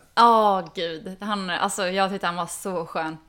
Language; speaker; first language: Swedish; native; Swedish